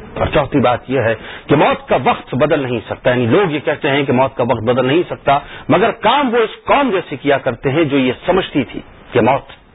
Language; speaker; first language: Urdu; native; Urdu